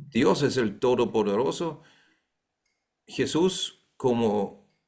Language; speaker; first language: Spanish; non-native, fluent; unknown